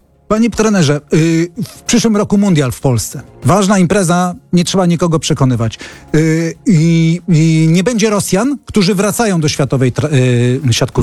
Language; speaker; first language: Polish; native; Polish